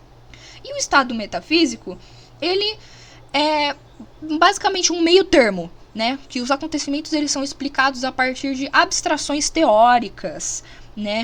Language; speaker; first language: Portuguese; native; Portuguese